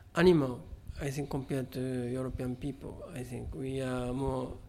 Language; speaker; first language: English; non-native, fluent; Japanese